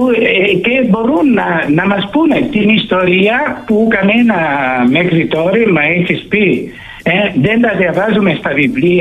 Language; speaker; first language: Greek; early bilingual, heritage; Greek